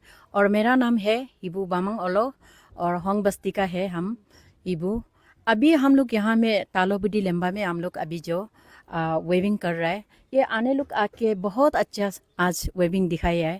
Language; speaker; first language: Hindi; non-native, local second language; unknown